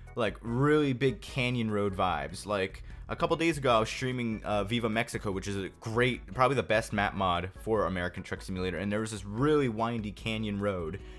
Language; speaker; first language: English; native; English